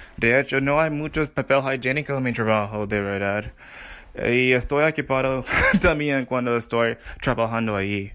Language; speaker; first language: Spanish; non-native, learner; English